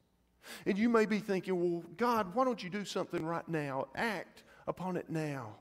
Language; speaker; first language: English; native; English